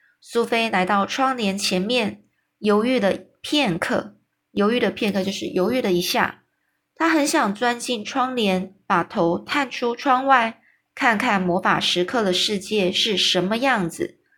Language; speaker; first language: Chinese; native; Chinese